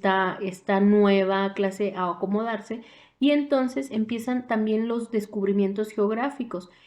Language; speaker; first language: Spanish; native; Spanish